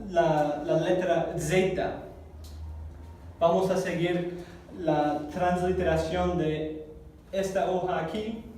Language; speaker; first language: Spanish; non-native, fluent; English